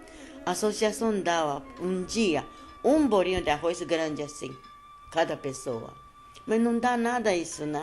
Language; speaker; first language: Portuguese; non-native, learner; Japanese